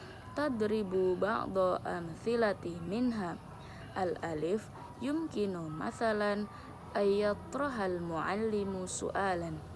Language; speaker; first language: Arabic; non-native, learner; Indonesian